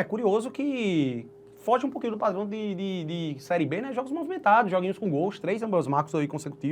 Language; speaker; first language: Portuguese; native; Portuguese